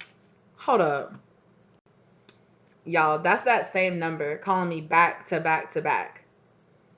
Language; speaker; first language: English; native; English